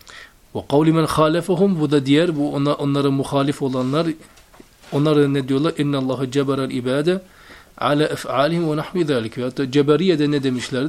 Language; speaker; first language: Turkish; native; Turkish